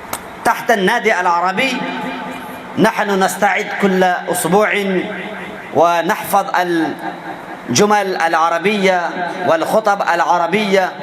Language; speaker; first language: Arabic; non-native, fluent; Urdu